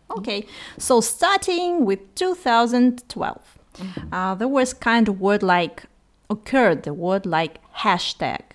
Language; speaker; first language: English; non-native, fluent; Russian